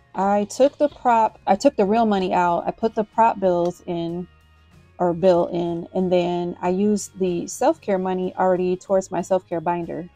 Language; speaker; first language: English; native; English